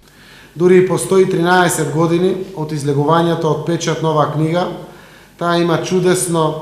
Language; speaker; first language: Macedonian; native; Macedonian